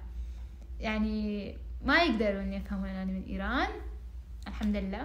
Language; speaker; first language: Arabic; non-native, fluent; Persian